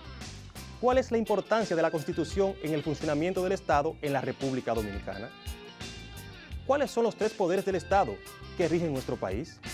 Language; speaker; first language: Spanish; native; Spanish